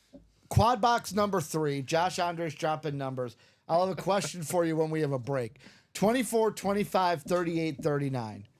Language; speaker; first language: English; native; English